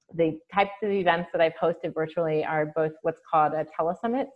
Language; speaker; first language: English; native; English